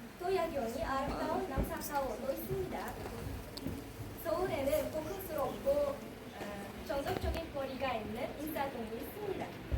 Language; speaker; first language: Korean; non-native, learner; Uzbek